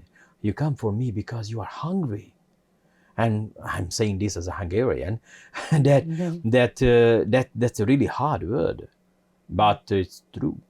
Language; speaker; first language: English; non-native, fluent; Hungarian